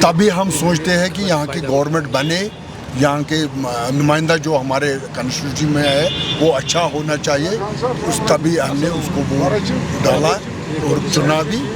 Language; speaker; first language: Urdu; non-native, local second language; Kashmiri